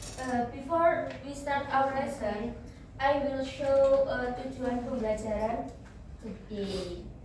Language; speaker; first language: English; non-native, learner; Indonesian